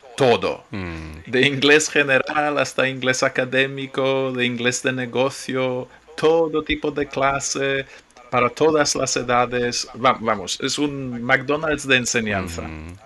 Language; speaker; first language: Spanish; non-native, fluent; Polish